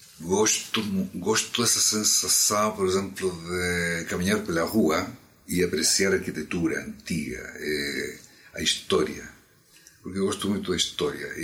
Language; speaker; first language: Portuguese; non-native, fluent; Spanish